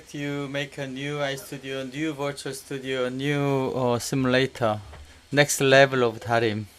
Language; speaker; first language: English; non-native, learner; Korean